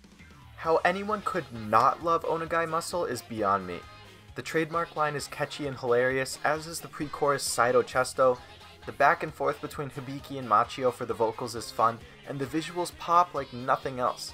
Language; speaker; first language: English; native; English